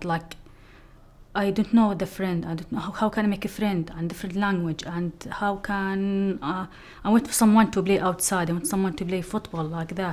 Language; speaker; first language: English; non-native, learner; Arabic